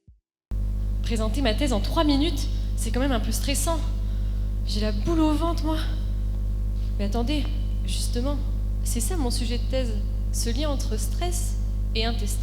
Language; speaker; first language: French; native; French